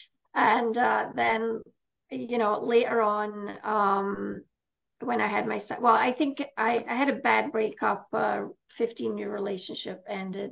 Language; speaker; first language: English; native; English